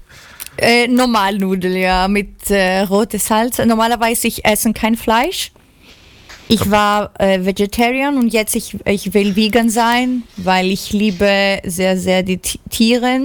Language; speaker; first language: German; non-native, learner; Greek